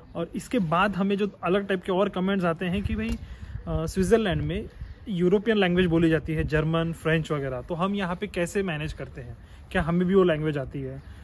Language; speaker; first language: Hindi; native; Hindi